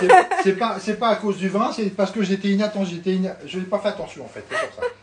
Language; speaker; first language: French; native; French